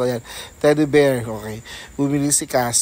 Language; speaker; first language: Filipino; non-native, local second language; Hiligaynon